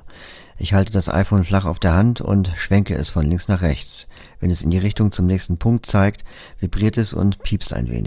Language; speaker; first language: German; native; German